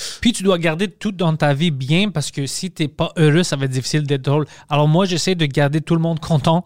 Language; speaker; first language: French; early bilingual, other home language; Greek